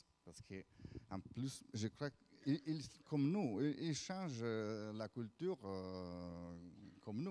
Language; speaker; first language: French; non-native, fluent; Italian